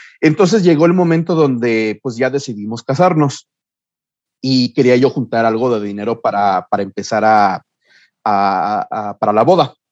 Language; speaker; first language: Spanish; early bilingual, heritage; Spanish